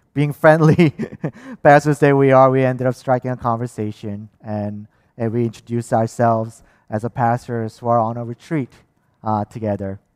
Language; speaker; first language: English; early bilingual, other home language; Korean